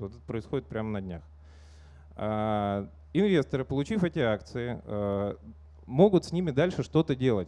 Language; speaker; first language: Russian; native; Russian